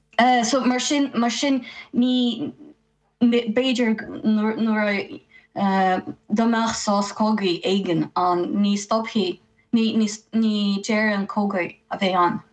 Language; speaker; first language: Irish; non-native, fluent; Ukrainian